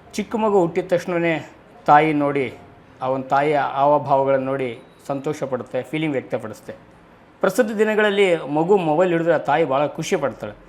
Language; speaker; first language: Kannada; native; Kannada